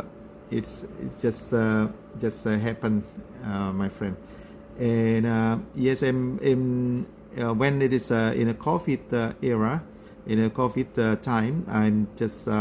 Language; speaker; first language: English; non-native, learner; Indonesian